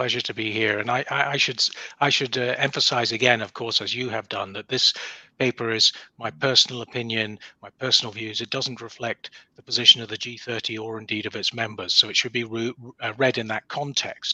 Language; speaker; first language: English; native; English